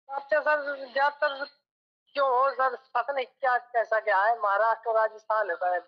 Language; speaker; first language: Hindi; native; Hindi